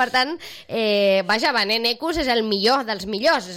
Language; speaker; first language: Catalan; native; Catalan